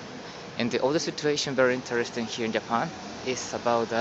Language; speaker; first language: English; non-native, learner; Spanish